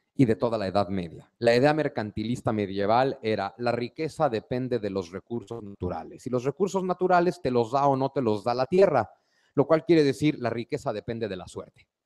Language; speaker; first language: Spanish; native; Spanish